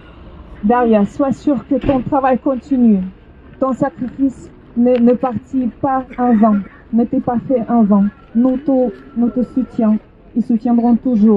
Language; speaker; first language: French; non-native, fluent; Russian